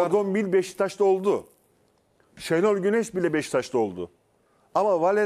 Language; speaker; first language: Turkish; native; Turkish